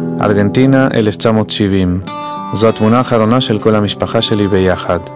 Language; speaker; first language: Hebrew; non-native, fluent; Spanish